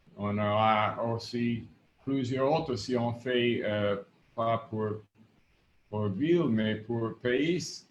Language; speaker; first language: French; non-native, fluent; English